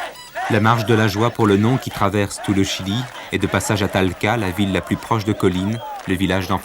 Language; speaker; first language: French; native; French